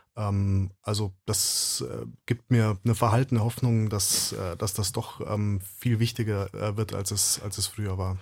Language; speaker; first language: German; native; German